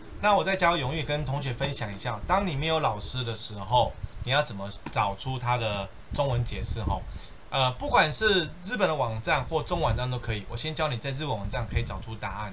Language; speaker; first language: Chinese; native; Chinese